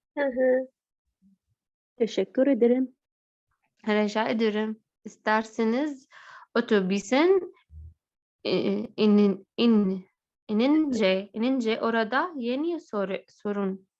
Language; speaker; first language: Turkish; non-native, learner; Arabic